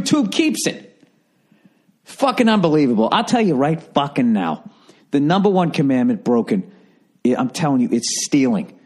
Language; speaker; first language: English; native; English